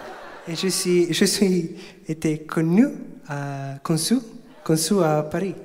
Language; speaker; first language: French; non-native, learner; Italian